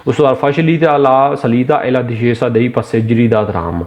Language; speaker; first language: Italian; non-native, fluent; Punjabi